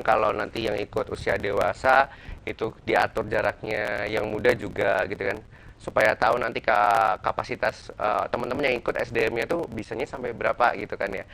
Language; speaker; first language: Indonesian; native; Indonesian